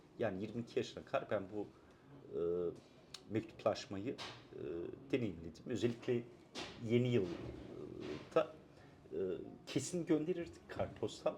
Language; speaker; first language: Turkish; non-native, local second language; Kurdish